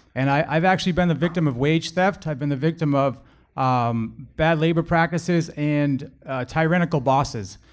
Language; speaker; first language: English; native; English